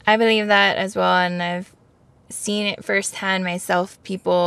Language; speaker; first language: English; native; English